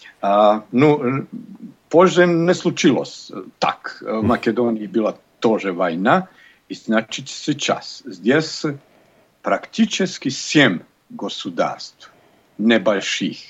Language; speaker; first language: Russian; non-native, learner; Bosnian